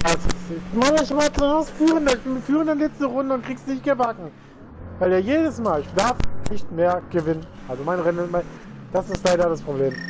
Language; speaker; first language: German; native; German